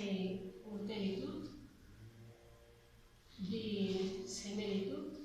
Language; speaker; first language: Basque; non-native, learner; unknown